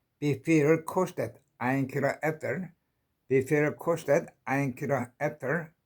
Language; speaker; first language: German; non-native, learner; Korean